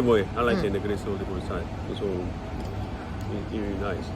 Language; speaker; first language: English; non-native, learner; Korean